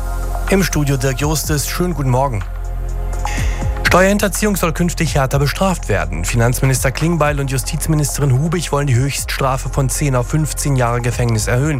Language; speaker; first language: German; native; German